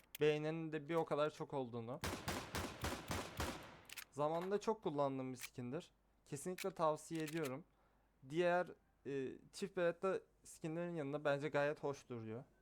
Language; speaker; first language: Turkish; native; Turkish